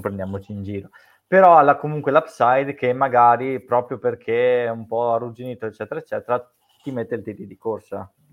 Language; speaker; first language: Italian; native; Italian